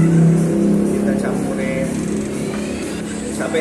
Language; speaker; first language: Indonesian; non-native, local second language; Sundanese